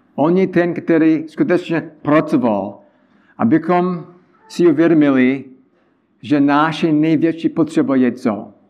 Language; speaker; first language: Czech; non-native, learner; English